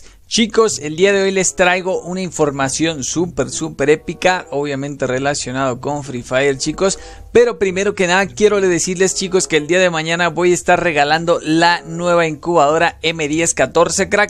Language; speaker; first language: Spanish; native; Spanish